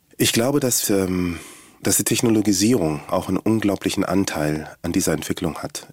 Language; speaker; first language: German; early bilingual, other home language; Swahili